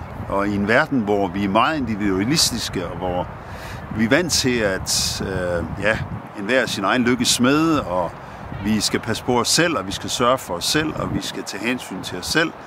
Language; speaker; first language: Danish; native; Danish